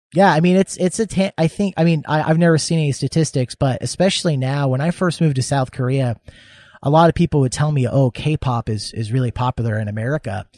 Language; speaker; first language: English; native; English